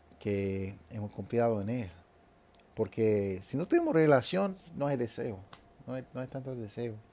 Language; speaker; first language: Spanish; non-native, fluent; English